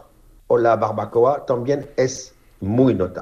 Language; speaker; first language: Spanish; non-native, learner; French